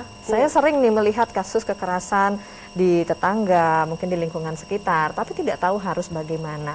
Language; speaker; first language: Indonesian; native; Indonesian